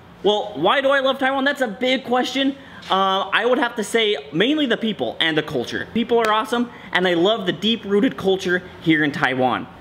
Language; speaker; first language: English; native; English